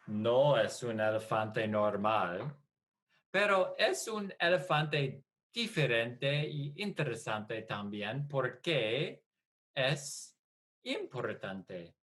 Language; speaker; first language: Spanish; non-native, fluent; English